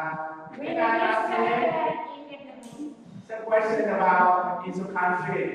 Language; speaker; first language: English; non-native, learner; Vietnamese